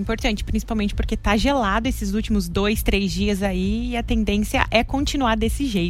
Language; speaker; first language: Portuguese; native; Portuguese